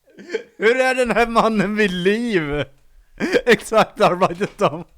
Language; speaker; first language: Swedish; native; Swedish